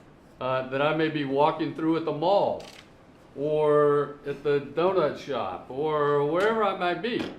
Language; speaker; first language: English; native; English